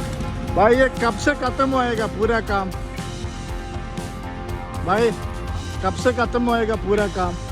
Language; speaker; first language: Hindi; non-native, learner; Malayalam